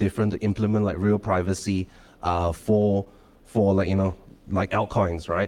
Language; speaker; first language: English; non-native, local second language; Cantonese